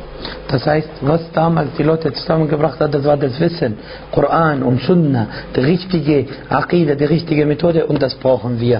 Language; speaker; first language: German; non-native, fluent; Arabic